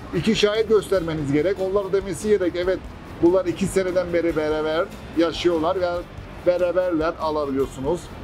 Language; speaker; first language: Turkish; early bilingual, heritage; Turkish